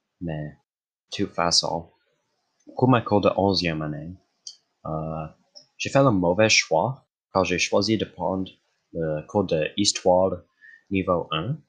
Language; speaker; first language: French; non-native, local second language; English